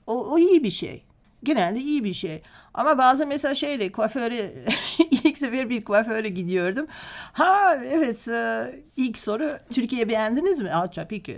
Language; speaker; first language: Turkish; non-native, fluent; Dutch